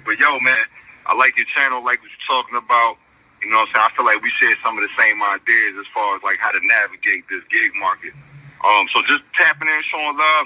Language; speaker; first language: English; native; English